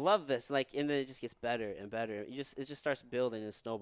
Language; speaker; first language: English; native; English